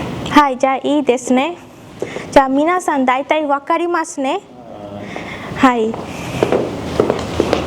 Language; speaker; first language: Japanese; non-native, fluent; Bangla